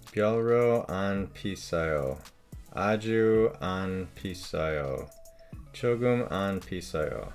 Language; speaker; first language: Korean; non-native, learner; English